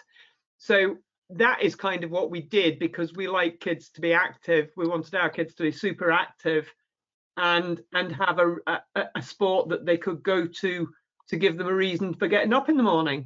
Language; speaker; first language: English; native; English